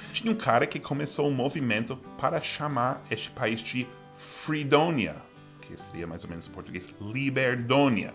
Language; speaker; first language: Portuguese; non-native, fluent; English